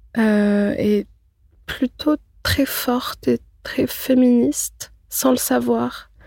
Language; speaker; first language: French; non-native, local second language; Arabic